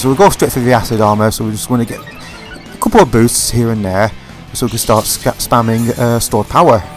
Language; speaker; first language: English; native; English